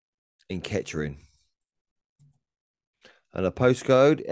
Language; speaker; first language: English; native; English